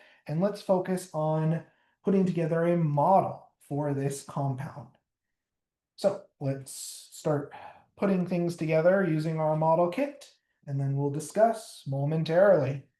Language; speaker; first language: English; native; English